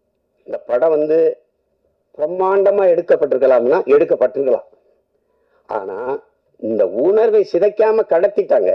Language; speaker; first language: Tamil; native; Tamil